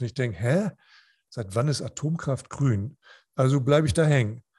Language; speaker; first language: German; non-native, fluent; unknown